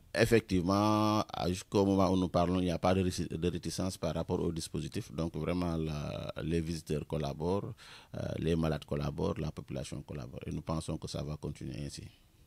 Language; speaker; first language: French; non-native, local second language; Wolof